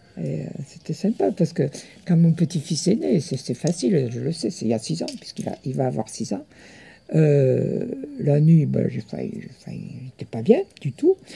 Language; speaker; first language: French; early bilingual, other home language; Italian